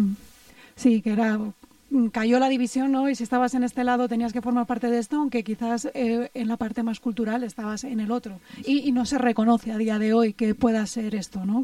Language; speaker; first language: Spanish; native; Spanish